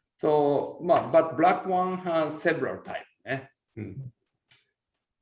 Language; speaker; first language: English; non-native, learner; Japanese